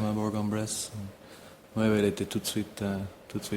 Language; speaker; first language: French; non-native, fluent; English